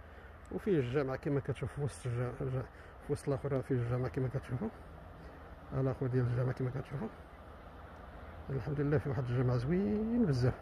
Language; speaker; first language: Arabic; native; Arabic